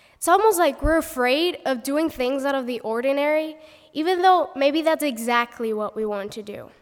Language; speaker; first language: English; non-native, fluent; Spanish